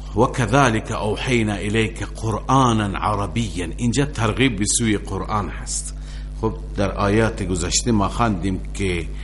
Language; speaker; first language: Persian; native; Persian